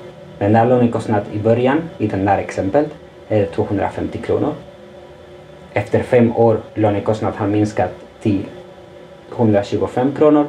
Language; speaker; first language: Swedish; non-native, fluent; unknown